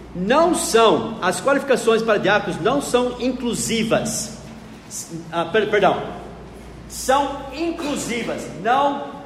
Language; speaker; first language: Portuguese; non-native, fluent; English